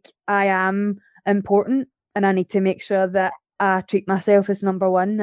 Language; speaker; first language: English; native; English